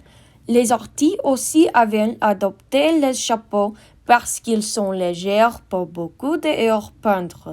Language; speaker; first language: French; non-native, learner; English